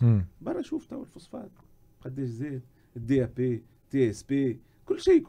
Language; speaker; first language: Arabic; native; Arabic